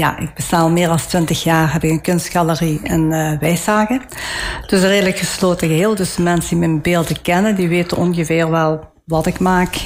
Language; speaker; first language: Dutch; early bilingual, other home language; Italian